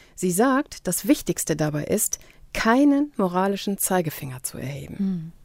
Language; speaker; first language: German; native; German